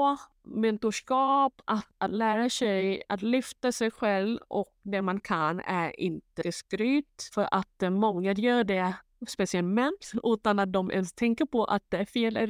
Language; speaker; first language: Swedish; non-native, fluent; Thai